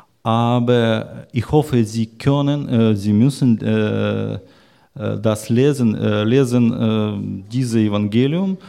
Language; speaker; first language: German; non-native, learner; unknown